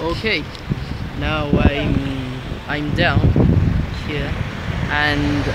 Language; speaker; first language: English; non-native, learner; Spanish